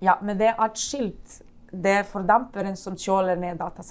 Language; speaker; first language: Norwegian; non-native, fluent; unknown